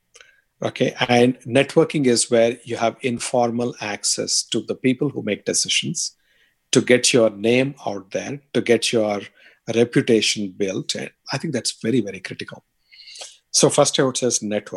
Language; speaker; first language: English; non-native, local second language; Tamil